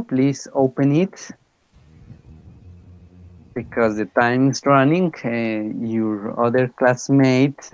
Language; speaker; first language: English; non-native, fluent; Spanish